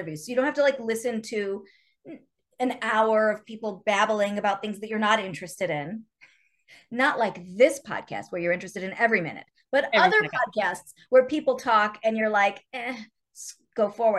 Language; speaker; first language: English; native; English